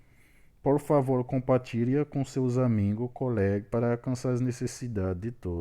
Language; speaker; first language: Portuguese; non-native, learner; Haitian Creole